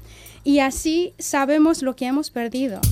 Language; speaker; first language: Spanish; non-native, fluent; Persian